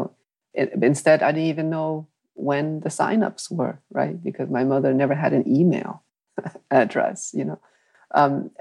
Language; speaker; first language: English; early bilingual, other home language; Vietnamese